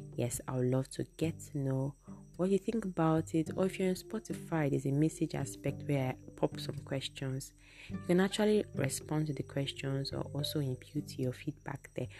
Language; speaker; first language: English; non-native, local second language; Igbo